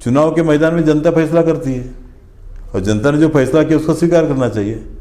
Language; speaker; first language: Hindi; non-native, local second language; Marathi